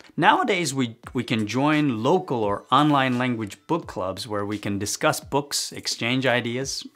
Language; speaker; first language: English; non-native, fluent; Chinese